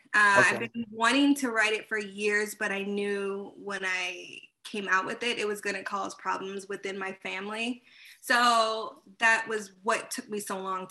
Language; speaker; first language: English; native; English